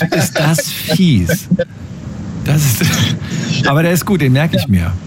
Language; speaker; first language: German; native; German